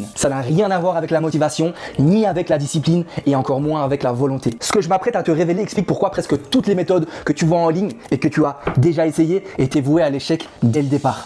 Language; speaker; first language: French; native; French